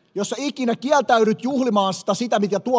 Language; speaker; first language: Finnish; native; Finnish